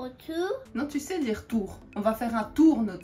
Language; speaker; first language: French; native; French